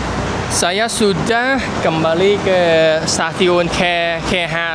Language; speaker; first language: Indonesian; non-native, fluent; Vietnamese